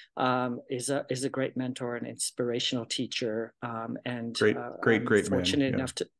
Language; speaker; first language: English; early bilingual, other home language; Japanese